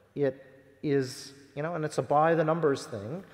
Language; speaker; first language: English; native; English